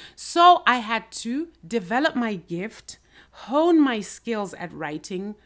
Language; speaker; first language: English; non-native, local second language; Shona